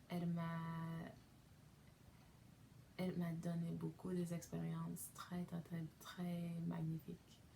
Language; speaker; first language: French; non-native, learner; English